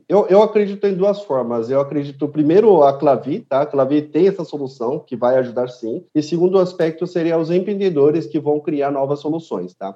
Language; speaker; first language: Portuguese; early bilingual, other home language; Korean